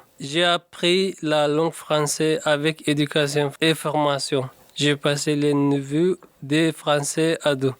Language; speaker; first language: French; non-native, learner; Tigrinya